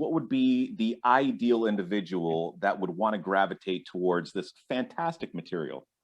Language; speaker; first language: English; native; English